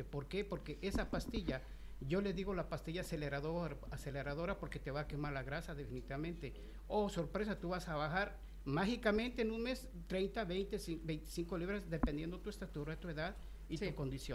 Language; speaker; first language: Spanish; native; Spanish